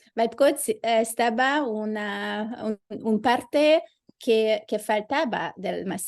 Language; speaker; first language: Spanish; non-native, fluent; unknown